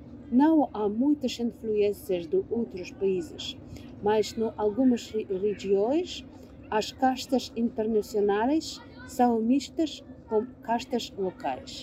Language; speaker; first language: Portuguese; non-native, learner; English